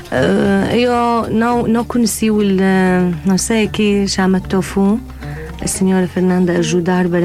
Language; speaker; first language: Portuguese; non-native, learner; Arabic